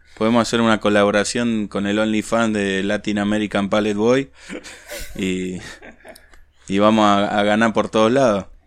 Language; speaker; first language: Spanish; native; Spanish